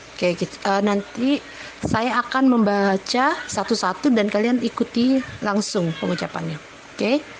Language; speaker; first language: Indonesian; native; Indonesian